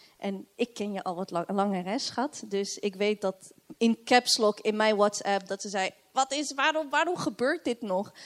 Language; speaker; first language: Dutch; native; Dutch